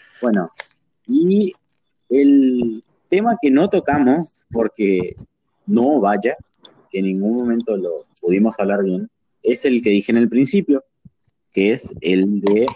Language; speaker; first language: Spanish; native; Spanish